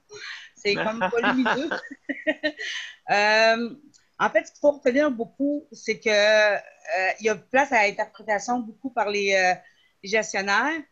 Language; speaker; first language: French; native; French